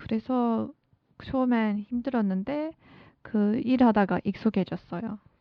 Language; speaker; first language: Korean; non-native, learner; Turkish